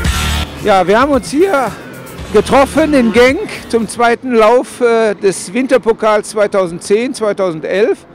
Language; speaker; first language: German; native; German